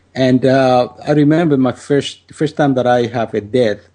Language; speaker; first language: English; non-native, fluent; Spanish